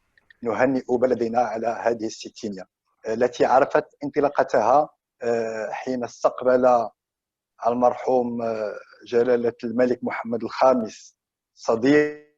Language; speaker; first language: Arabic; native; Arabic